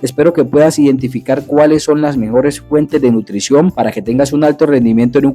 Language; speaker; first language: Spanish; native; Spanish